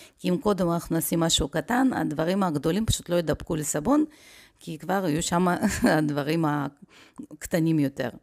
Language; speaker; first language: Hebrew; non-native, fluent; Russian